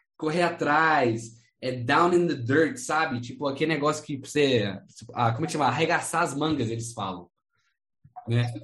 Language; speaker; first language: Portuguese; non-native, fluent; English